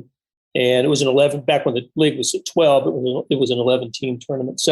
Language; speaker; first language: English; native; English